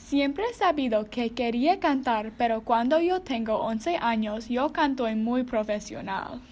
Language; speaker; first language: Spanish; non-native, learner; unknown